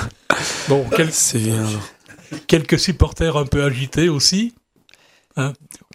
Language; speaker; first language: French; native; French